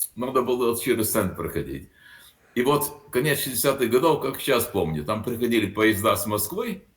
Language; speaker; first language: Russian; non-native, local second language; Latvian